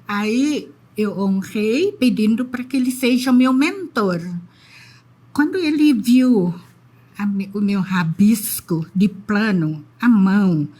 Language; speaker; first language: Portuguese; non-native, fluent; Indonesian